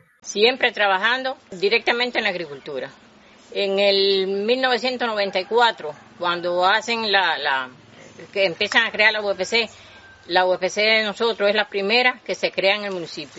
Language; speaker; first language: Spanish; native; Spanish